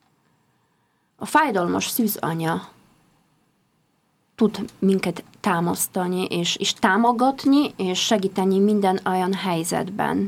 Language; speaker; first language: Hungarian; non-native, fluent; Polish